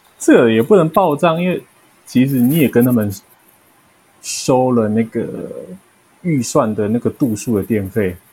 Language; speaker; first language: Chinese; native; Chinese